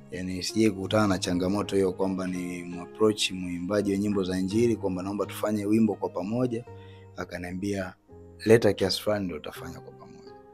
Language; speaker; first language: Swahili; native; Swahili